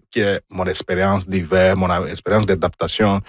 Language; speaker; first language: French; non-native, fluent; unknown